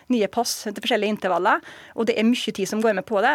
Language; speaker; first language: Norwegian; native; Norwegian